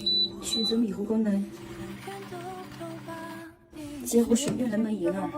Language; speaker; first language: Chinese; native; Chinese